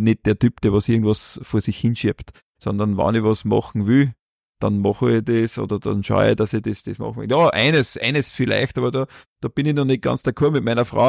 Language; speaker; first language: German; native; German